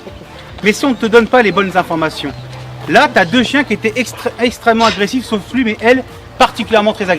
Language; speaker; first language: French; native; French